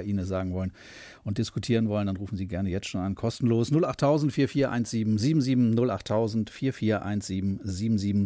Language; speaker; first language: German; native; German